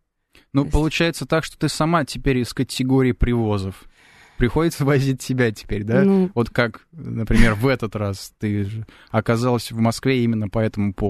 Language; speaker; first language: Russian; native; Russian